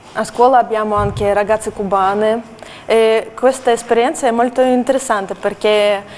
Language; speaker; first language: Italian; non-native, fluent; Russian